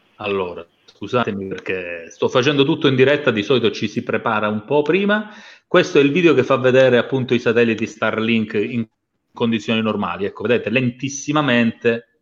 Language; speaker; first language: Italian; native; Italian